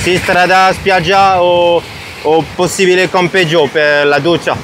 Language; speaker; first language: Italian; non-native, learner; French